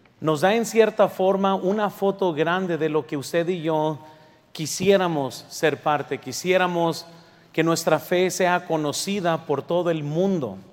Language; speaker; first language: Spanish; early bilingual, heritage; Spanish